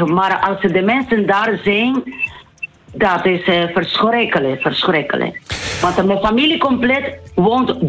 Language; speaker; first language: Dutch; non-native, learner; Spanish